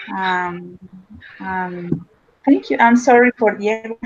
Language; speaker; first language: English; non-native, learner; Spanish